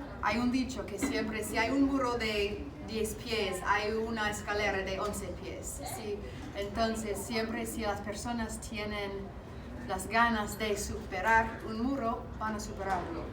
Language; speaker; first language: Spanish; non-native, fluent; English